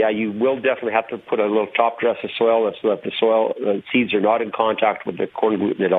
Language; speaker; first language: English; native; English